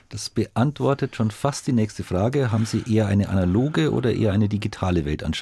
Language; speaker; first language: German; native; German